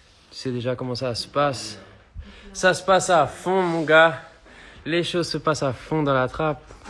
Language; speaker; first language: French; native; French